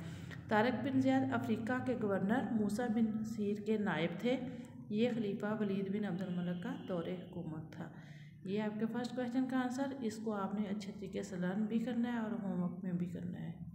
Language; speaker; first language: Hindi; non-native, local second language; Punjabi